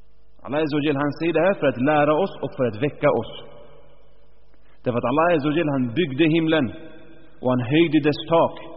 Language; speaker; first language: Swedish; early bilingual, other home language; Arabic